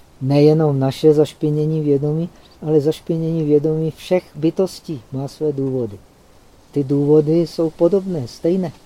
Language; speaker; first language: Czech; native; Czech